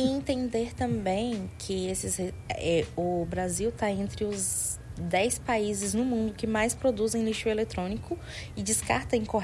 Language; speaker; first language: Portuguese; native; Portuguese